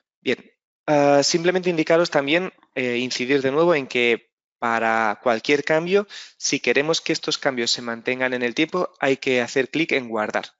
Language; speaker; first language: Spanish; native; Spanish